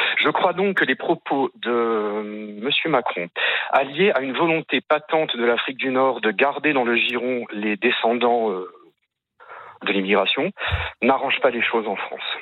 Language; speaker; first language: French; early bilingual, other home language; Arabic